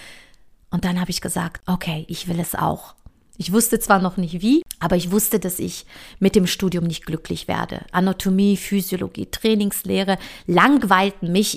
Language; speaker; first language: German; early bilingual, other home language; Polish